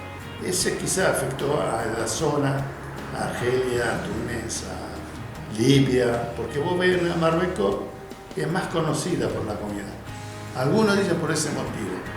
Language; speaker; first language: Spanish; non-native, fluent; Arabic